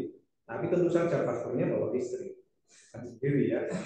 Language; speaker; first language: Indonesian; native; Indonesian